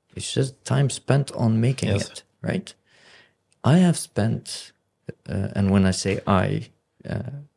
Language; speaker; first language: English; non-native, fluent; Arabic